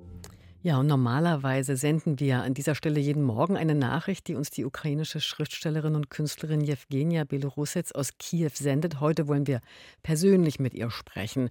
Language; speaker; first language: German; native; German